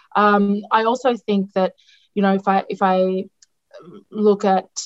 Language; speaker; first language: English; non-native, local second language; Greek